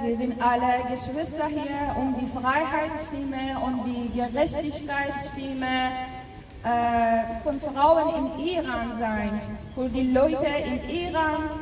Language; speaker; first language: German; non-native, local second language; Persian